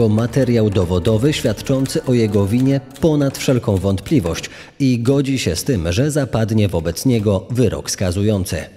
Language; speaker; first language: Polish; native; Polish